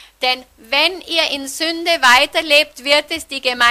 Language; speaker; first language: German; native; German